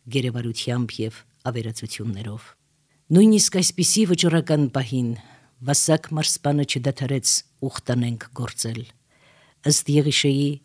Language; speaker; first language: Armenian; native; Armenian